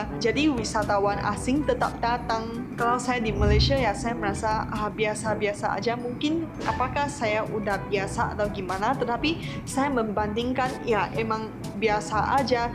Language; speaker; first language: Indonesian; non-native, fluent; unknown